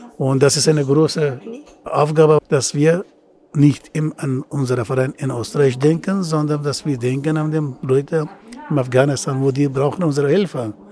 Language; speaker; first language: German; non-native, learner; Persian